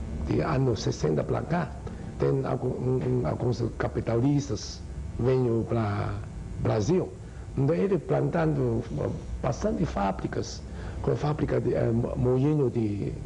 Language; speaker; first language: Portuguese; non-native, learner; Chinese